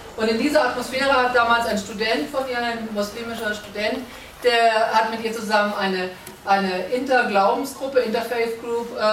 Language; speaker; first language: German; native; German